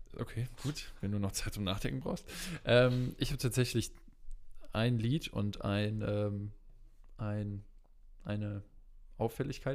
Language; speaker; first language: German; native; German